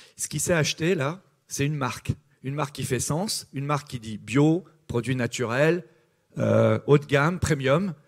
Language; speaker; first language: French; native; French